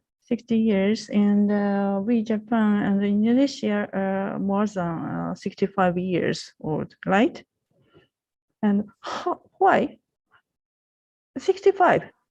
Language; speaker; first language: English; non-native, learner; Japanese